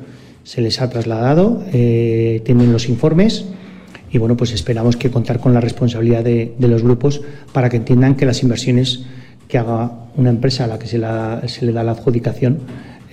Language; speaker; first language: Spanish; native; Spanish